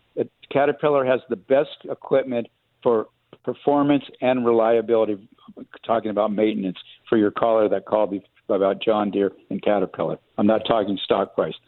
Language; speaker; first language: English; native; English